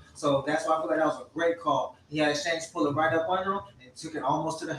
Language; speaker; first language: English; native; English